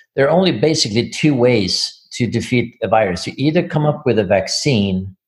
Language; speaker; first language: English; non-native, fluent; Swedish